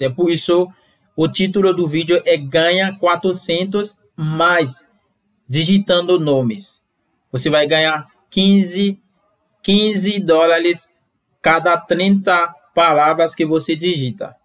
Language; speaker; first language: Portuguese; non-native, fluent; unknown